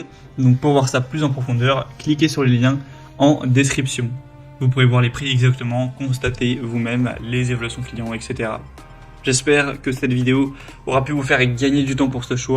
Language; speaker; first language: French; native; French